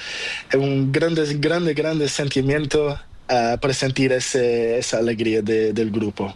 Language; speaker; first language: Spanish; non-native, learner; Portuguese